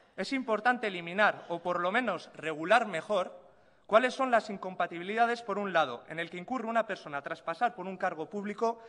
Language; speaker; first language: Spanish; native; Spanish